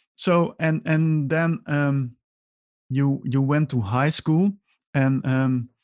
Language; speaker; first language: English; non-native, fluent; Dutch